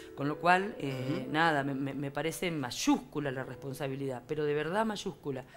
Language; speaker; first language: Spanish; native; Spanish